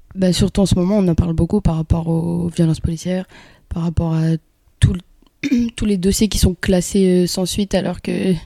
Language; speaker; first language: French; early bilingual, other home language; Kabyle